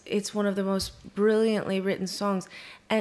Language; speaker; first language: English; native; English